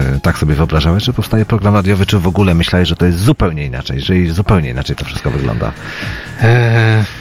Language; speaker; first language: Polish; native; Polish